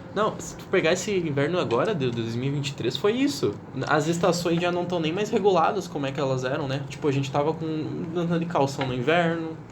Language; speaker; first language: Portuguese; native; Portuguese